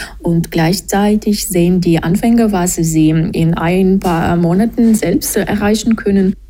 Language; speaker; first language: German; native; German